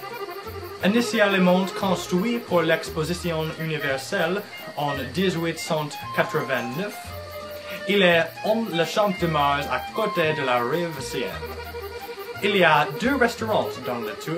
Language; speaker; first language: French; non-native, learner; English